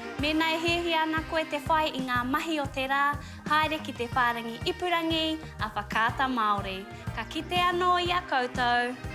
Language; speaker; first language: Māori; native; Māori